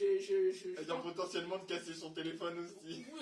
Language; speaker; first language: French; native; French